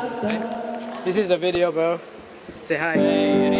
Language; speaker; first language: English; non-native, local second language; Malay